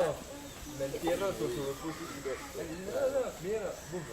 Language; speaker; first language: Spanish; non-native, learner; French